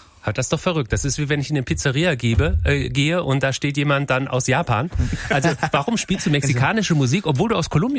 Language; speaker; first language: German; native; German